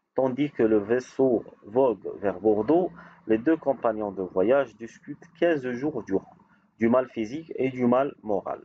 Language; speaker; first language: French; non-native, local second language; Arabic